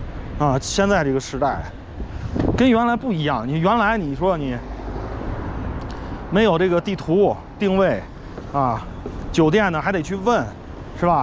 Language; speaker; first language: Chinese; native; Chinese